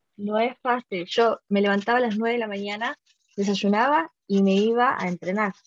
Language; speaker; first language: Spanish; native; Spanish